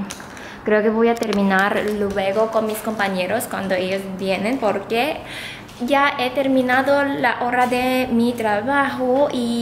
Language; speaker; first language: Spanish; non-native, fluent; Korean